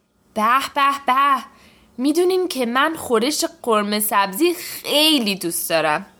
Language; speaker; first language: Persian; early bilingual, heritage; Persian